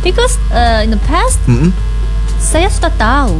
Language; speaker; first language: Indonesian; non-native, learner; Korean